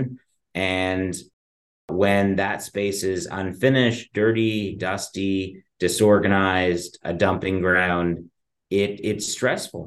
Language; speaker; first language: English; native; English